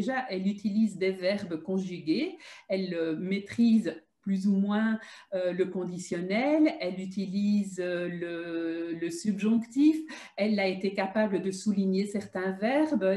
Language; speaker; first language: French; native; French